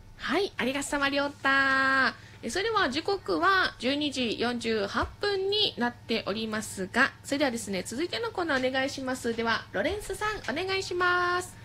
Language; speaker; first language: Japanese; native; Japanese